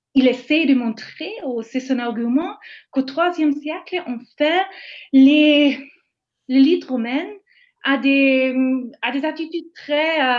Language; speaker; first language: French; non-native, fluent; English